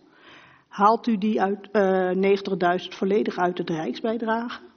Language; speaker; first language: Dutch; native; Dutch